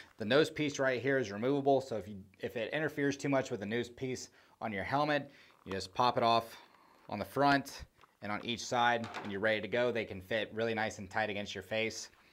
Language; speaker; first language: English; native; English